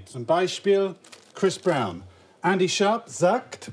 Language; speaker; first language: German; non-native, fluent; English